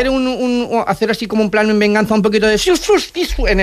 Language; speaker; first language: Spanish; native; Spanish